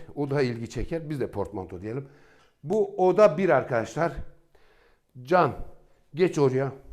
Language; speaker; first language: Turkish; native; Turkish